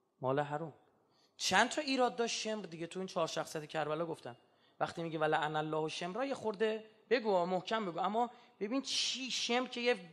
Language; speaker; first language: Persian; native; Persian